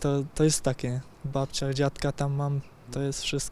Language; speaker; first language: Polish; early bilingual, heritage; German